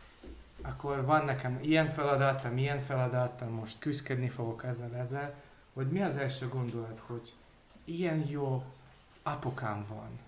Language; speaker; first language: Hungarian; non-native, learner; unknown